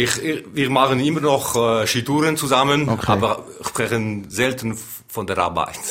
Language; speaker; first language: German; non-native, local second language; French